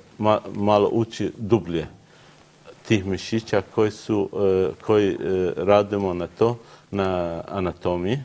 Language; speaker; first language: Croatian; non-native, learner; Arabic